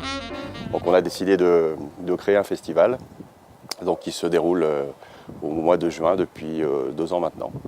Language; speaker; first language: French; native; French